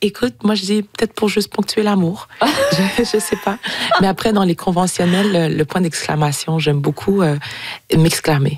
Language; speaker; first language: French; native; French